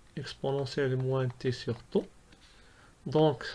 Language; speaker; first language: French; non-native, local second language; Arabic